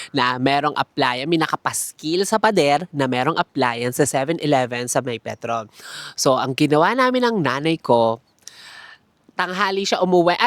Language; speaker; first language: Filipino; native; Filipino